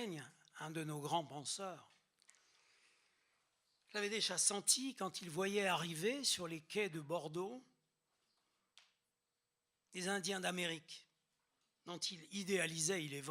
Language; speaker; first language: French; native; French